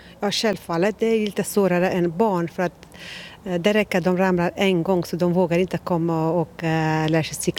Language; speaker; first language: Swedish; non-native, learner; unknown